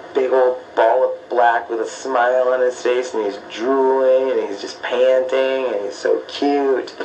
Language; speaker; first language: English; native; English